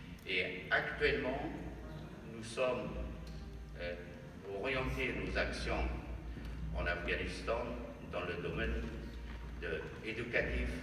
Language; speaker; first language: French; non-native, fluent; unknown